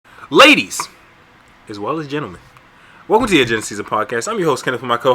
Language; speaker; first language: English; native; English